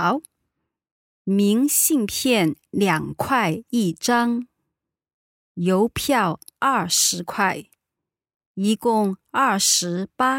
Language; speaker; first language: Chinese; native; Chinese